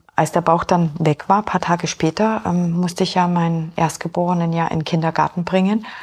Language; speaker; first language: German; early bilingual, other home language; Polish